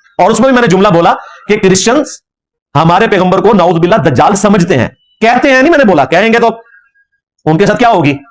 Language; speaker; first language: Urdu; non-native, local second language; Punjabi